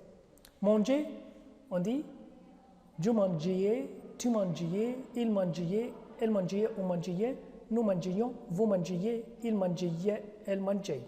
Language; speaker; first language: French; non-native, fluent; Arabic